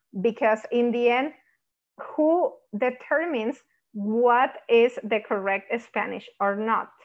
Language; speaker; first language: English; non-native, fluent; Spanish